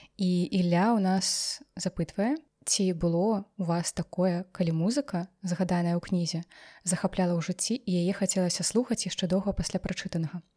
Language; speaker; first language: Belarusian; non-native, local second language; Russian